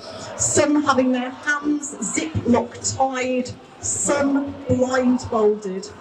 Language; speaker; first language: English; native; English